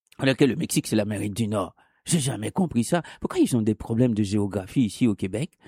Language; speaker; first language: French; non-native, local second language; Haitian Creole